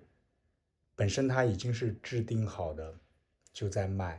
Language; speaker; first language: Chinese; native; Chinese